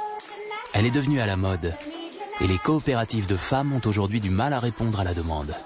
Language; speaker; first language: French; native; French